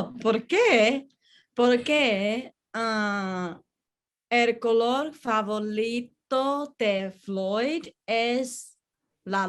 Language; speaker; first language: Spanish; non-native, learner; English